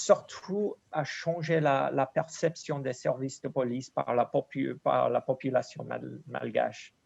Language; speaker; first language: French; non-native, fluent; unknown